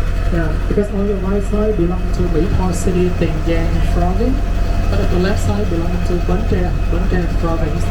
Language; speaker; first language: English; non-native, learner; Vietnamese